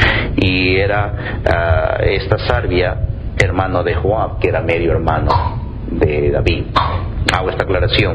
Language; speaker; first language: Spanish; native; Spanish